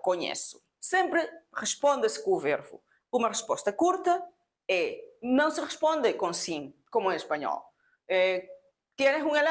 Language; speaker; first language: Portuguese; non-native, fluent; Spanish